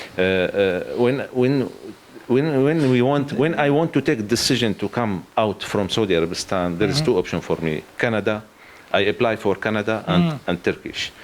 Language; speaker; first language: English; non-native, learner; Arabic